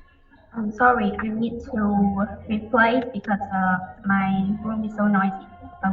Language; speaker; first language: English; non-native, learner; Vietnamese